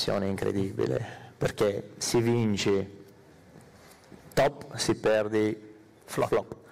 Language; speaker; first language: Italian; non-native, fluent; Armenian